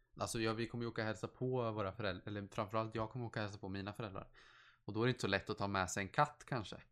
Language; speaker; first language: Swedish; native; Swedish